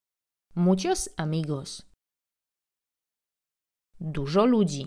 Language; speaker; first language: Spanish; non-native, fluent; Polish